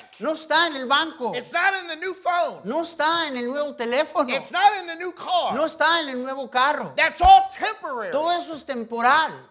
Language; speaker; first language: Spanish; non-native, fluent; English